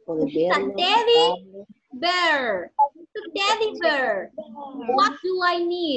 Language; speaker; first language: English; non-native, fluent; Spanish